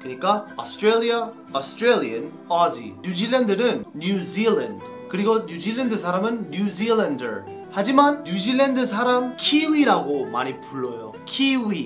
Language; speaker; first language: Korean; non-native, fluent; English